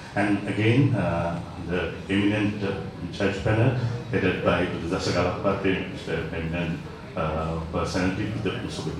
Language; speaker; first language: English; non-native, local second language; Sinhala